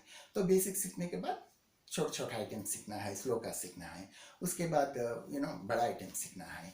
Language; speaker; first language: Hindi; non-native, local second language; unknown